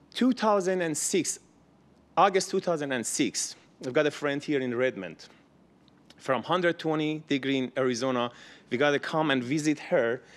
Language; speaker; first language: English; non-native, learner; Persian